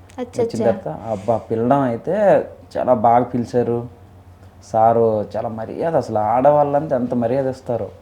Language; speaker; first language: Telugu; native; Telugu